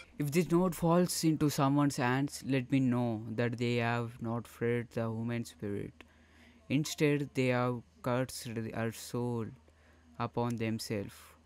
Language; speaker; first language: English; non-native, local second language; Telugu